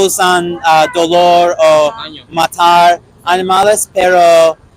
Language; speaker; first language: Spanish; non-native, learner; English